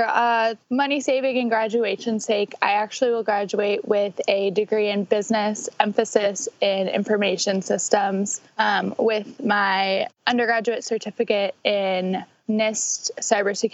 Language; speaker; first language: English; native; English